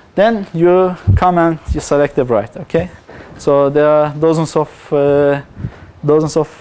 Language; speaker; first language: English; non-native, fluent; Azerbaijani